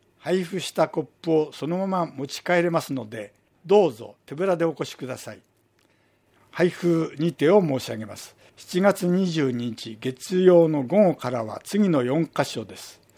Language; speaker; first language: Japanese; native; Japanese